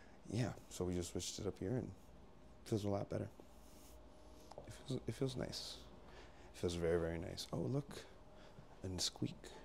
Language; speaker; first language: English; early bilingual, other home language; Spanish